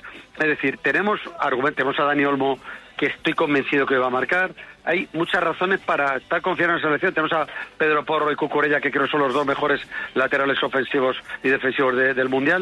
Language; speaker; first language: Spanish; native; Spanish